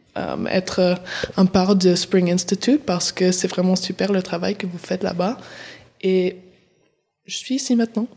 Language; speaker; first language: French; early bilingual, heritage; English